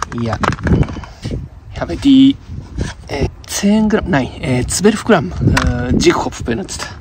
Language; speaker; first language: German; non-native, learner; Japanese